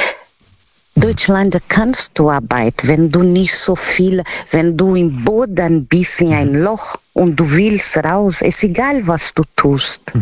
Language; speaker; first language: German; non-native, learner; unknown